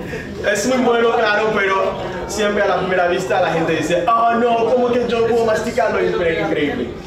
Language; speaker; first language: Spanish; non-native, fluent; Haitian Creole